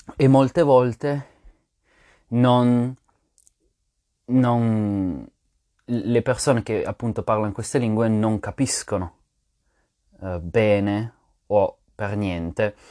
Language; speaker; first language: Italian; non-native, fluent; French